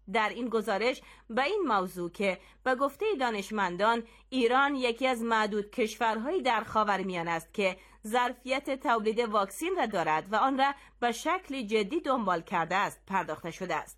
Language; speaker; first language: Persian; native; Persian